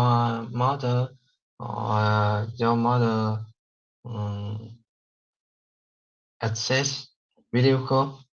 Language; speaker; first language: English; non-native, learner; Vietnamese